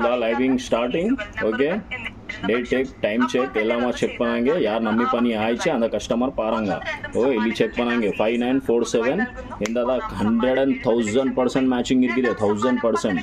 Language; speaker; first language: Tamil; non-native, local second language; Kannada